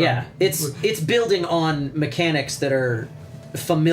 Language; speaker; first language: English; native; English